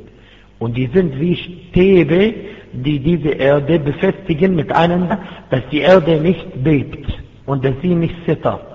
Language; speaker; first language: German; non-native, fluent; Arabic